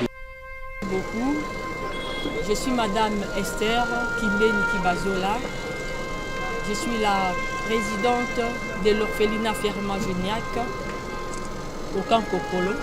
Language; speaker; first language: French; non-native, local second language; Lingala